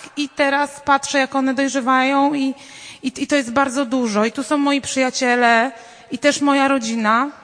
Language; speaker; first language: Polish; native; Polish